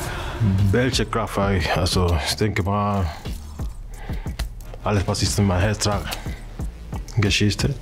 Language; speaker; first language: German; non-native, learner; Spanish